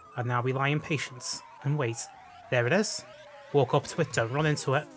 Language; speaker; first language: English; native; English